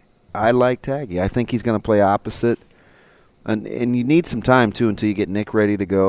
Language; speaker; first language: English; native; English